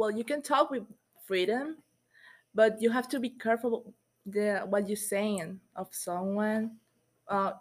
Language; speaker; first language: English; non-native, learner; Spanish